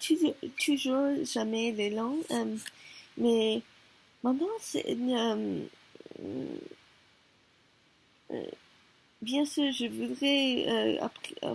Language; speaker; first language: French; non-native, learner; Korean